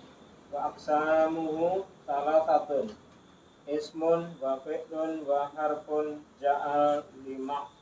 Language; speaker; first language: Arabic; non-native, learner; Indonesian